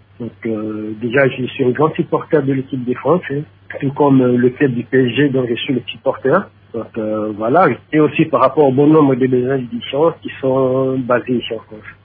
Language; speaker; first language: French; non-native, local second language; Lingala